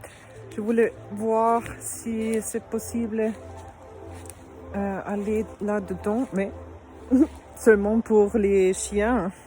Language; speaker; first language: French; non-native, learner; German